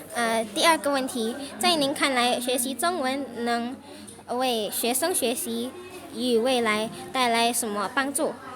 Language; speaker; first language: Chinese; non-native, learner; Indonesian